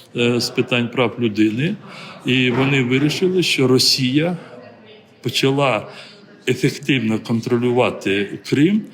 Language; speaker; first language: Ukrainian; non-native, local second language; Crimean Tatar